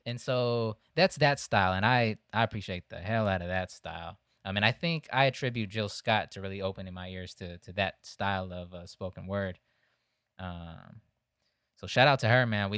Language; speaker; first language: English; native; English